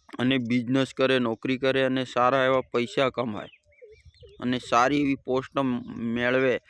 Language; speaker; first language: Gujarati; non-native, local second language; Bhili